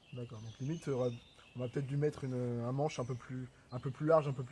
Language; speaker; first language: French; native; French